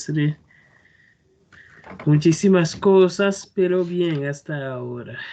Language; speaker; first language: Spanish; non-native, fluent; Haitian Creole